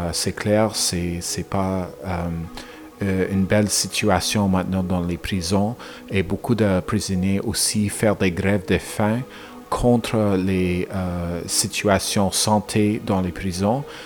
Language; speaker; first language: French; non-native, learner; English